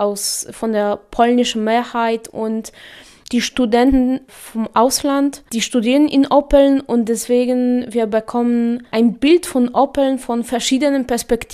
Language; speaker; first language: German; non-native, fluent; Polish